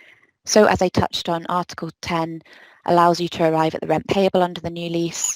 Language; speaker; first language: English; native; English